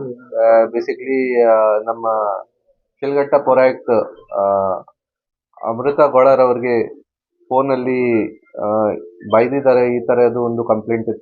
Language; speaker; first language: Kannada; non-native, fluent; Hindi